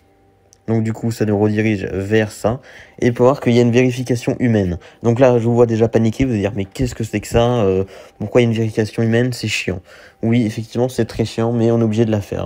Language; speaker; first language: French; native; French